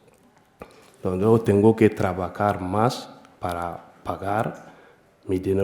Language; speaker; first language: Spanish; non-native, learner; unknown